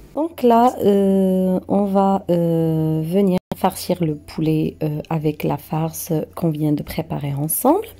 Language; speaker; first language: French; non-native, local second language; Arabic